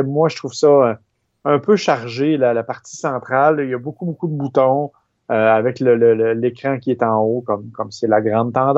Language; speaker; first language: French; native; French